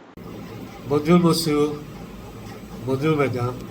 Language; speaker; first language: French; non-native, learner; Bangla